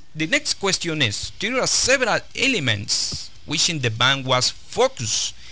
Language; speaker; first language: English; non-native, learner; Spanish